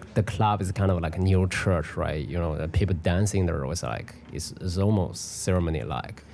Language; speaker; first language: English; non-native, fluent; Chinese